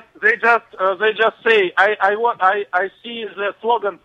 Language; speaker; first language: English; non-native, learner; Russian